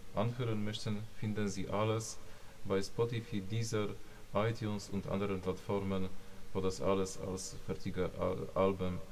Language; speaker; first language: German; non-native, fluent; Polish